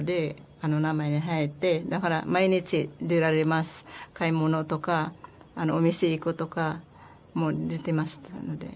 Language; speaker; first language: Japanese; non-native, learner; Filipino